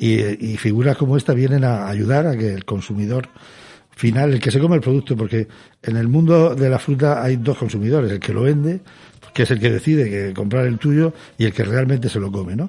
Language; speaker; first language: Spanish; native; Spanish